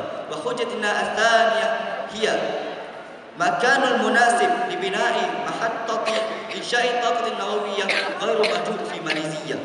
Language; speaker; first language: Arabic; non-native, learner; Malay